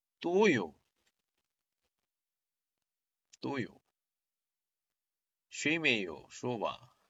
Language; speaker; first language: Chinese; non-native, learner; Korean